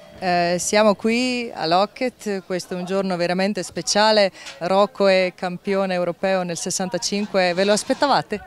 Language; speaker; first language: Italian; non-native, fluent; Croatian